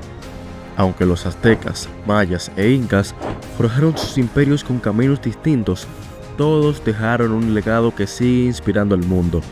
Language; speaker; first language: Spanish; native; Spanish